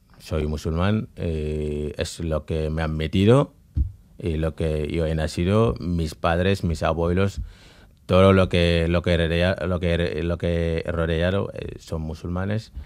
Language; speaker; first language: Spanish; non-native, fluent; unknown